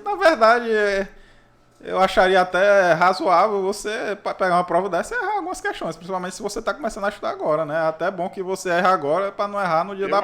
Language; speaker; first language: Portuguese; native; Portuguese